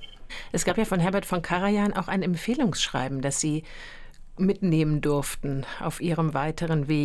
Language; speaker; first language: German; native; German